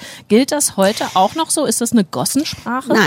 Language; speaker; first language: German; native; German